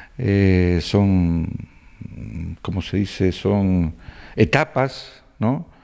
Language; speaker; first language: Spanish; native; Spanish